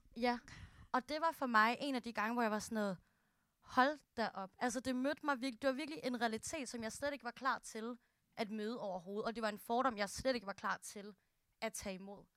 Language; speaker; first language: Danish; early bilingual, other home language; Filipino